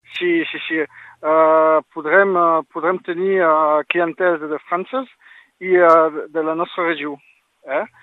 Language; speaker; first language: Catalan; non-native, local second language; French